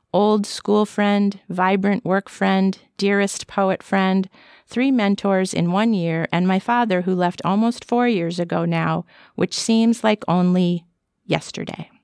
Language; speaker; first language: English; native; English